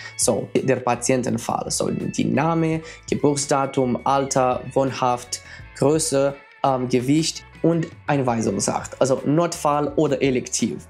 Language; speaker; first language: German; non-native, fluent; Romanian